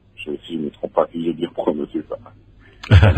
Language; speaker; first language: French; non-native, local second language; Lingala